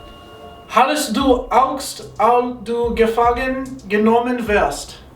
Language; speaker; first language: German; non-native, learner; English